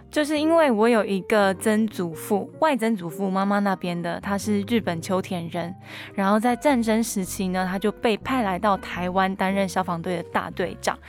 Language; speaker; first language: Chinese; non-native, local second language; Hakka Chinese